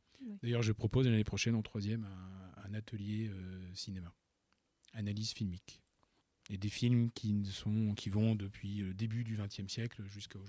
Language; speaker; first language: French; native; French